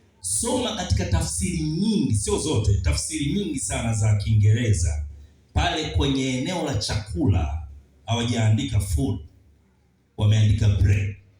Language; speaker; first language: Swahili; native; Swahili